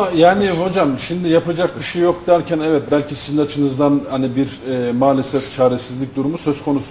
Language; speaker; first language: Turkish; native; Turkish